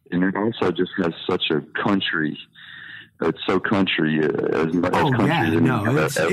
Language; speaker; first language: English; native; English